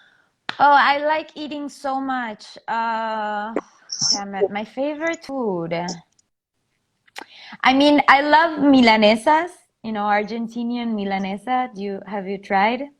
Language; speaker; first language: English; non-native, fluent; Spanish